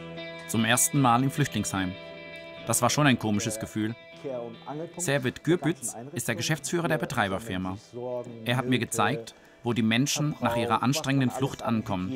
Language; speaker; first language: German; native; German